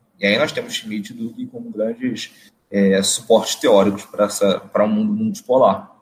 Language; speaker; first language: Portuguese; native; Portuguese